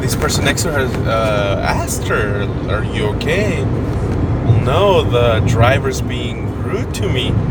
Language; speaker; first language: English; early bilingual, other home language; Spanish